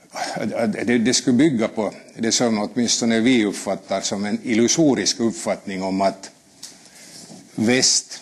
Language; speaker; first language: Swedish; native; Swedish